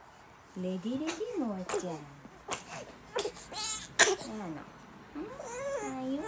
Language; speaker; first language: Japanese; native; Japanese